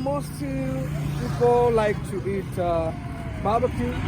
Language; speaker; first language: English; non-native, local second language; Swahili